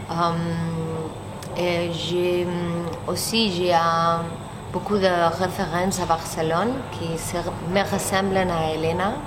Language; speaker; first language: French; non-native, learner; Catalan